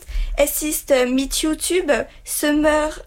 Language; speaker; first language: German; non-native, learner; French